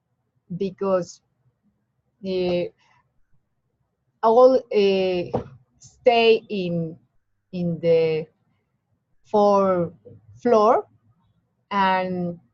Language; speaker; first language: English; non-native, learner; Spanish